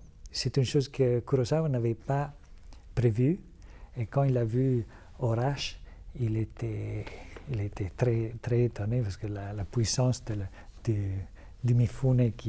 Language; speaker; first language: French; non-native, fluent; Italian